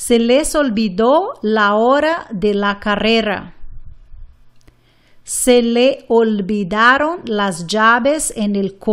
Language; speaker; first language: Spanish; non-native, fluent; English